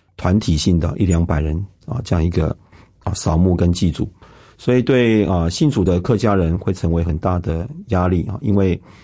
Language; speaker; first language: Chinese; non-native, local second language; Hakka Chinese